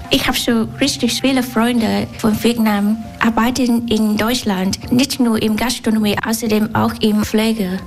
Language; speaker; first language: German; non-native, learner; Vietnamese